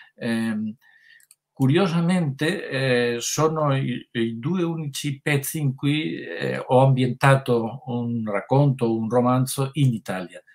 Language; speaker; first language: Italian; non-native, fluent; Spanish